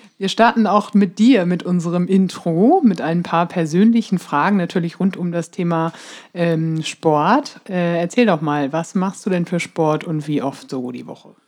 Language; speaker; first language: German; native; German